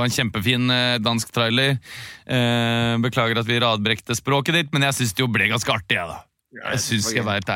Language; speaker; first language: Norwegian; native; Norwegian